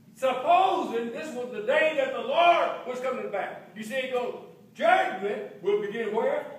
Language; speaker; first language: English; native; English